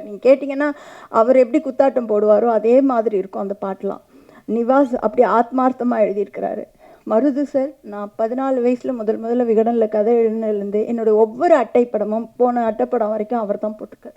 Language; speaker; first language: Tamil; native; Tamil